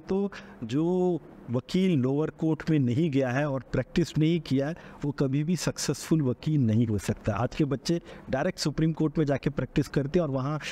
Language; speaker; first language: Hindi; native; Hindi